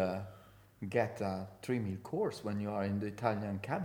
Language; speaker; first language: English; non-native, fluent; Italian